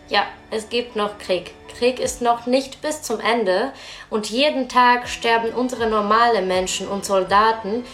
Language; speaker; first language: German; non-native, fluent; Ukrainian